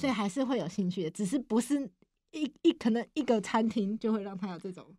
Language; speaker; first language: Chinese; native; Chinese